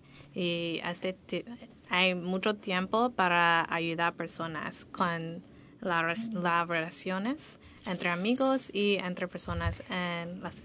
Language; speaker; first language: Spanish; non-native, learner; English